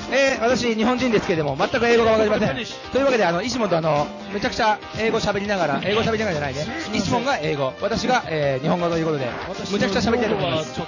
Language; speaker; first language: Japanese; native; Japanese